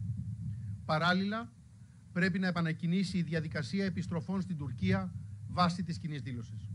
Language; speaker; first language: Greek; native; Greek